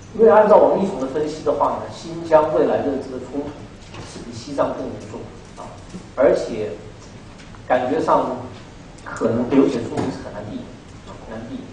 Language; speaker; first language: Chinese; native; Chinese